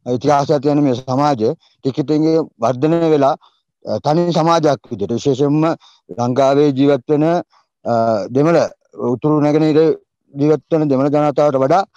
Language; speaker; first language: Sinhala; non-native, local second language; Tamil